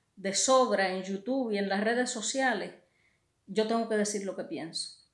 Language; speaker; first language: Spanish; native; Spanish